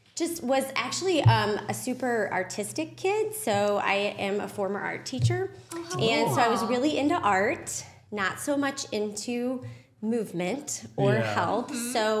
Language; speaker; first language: English; native; English